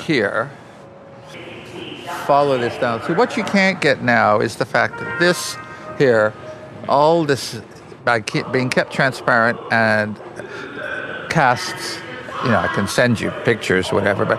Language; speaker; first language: English; native; English